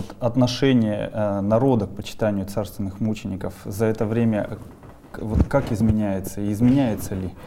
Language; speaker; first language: Russian; native; Russian